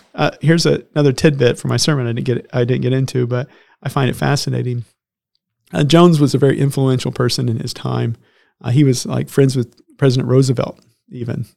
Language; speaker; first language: English; native; English